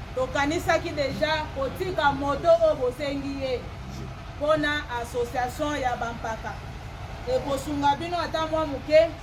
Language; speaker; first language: Lingala; native; Lingala